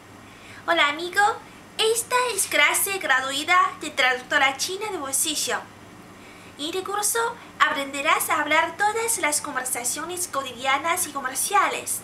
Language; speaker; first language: Spanish; non-native, learner; Chinese